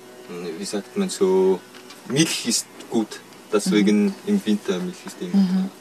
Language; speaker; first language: German; non-native, learner; Mongolian